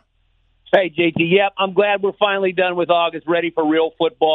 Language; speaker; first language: English; native; English